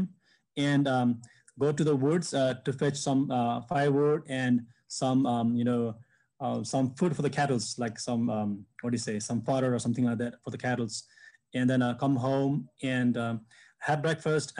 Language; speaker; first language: English; non-native, local second language; Sherpa